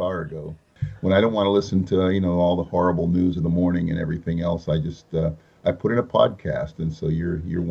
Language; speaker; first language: English; early bilingual, other home language; Spanish